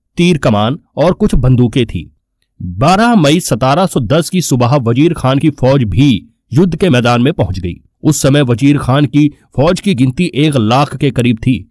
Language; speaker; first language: Hindi; non-native, local second language; Punjabi